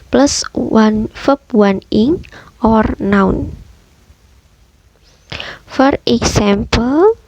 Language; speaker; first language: English; non-native, fluent; Indonesian